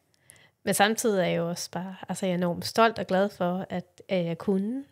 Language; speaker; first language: Danish; native; Danish